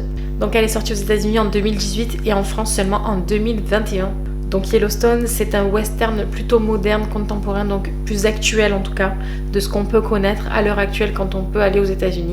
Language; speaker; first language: French; native; French